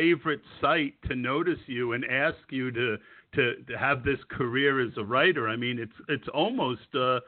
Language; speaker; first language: English; native; English